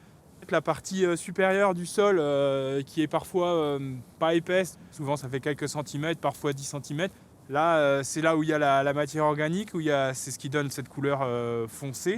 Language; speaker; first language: French; native; French